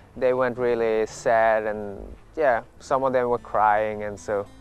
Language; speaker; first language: English; early bilingual, other home language; Swedish